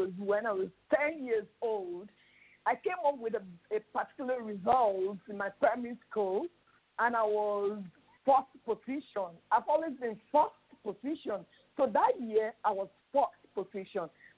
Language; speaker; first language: English; non-native, local second language; Yoruba